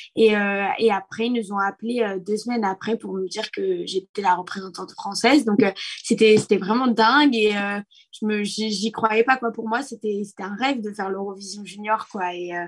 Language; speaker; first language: French; native; French